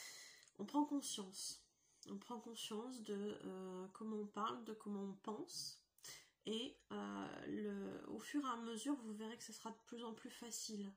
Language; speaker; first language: French; native; French